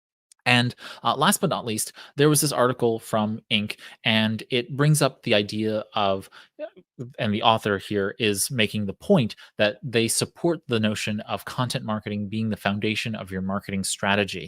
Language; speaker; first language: English; native; English